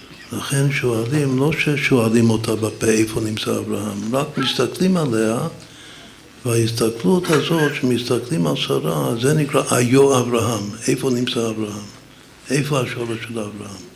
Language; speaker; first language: Hebrew; non-native, fluent; English